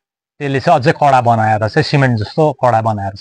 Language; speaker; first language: Nepali; native; Nepali